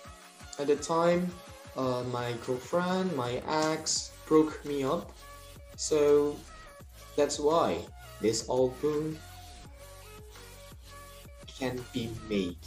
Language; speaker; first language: English; non-native, learner; Indonesian